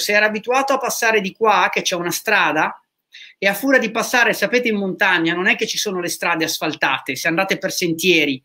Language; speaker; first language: Italian; native; Italian